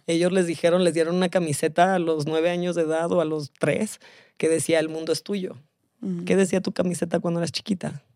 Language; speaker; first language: Spanish; early bilingual, heritage; Spanish